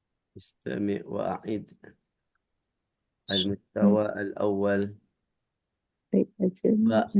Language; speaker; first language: Arabic; non-native, fluent; Indonesian